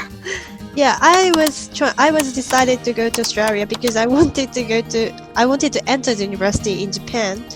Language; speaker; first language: English; non-native, fluent; Japanese